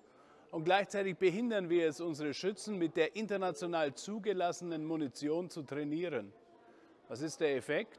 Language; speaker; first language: German; native; German